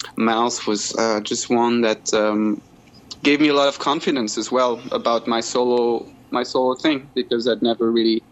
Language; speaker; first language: English; non-native, fluent; French